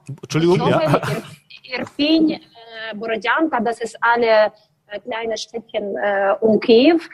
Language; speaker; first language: German; non-native, learner; Ukrainian